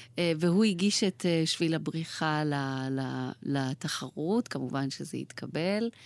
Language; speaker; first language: Hebrew; early bilingual, other home language; Persian